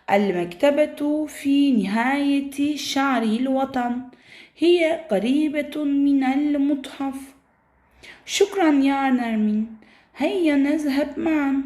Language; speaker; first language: Arabic; non-native, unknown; Turkish